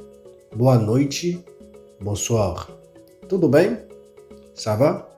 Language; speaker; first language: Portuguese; non-native, learner; Haitian Creole